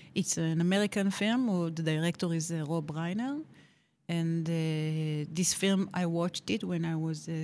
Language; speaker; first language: English; non-native, fluent; Hebrew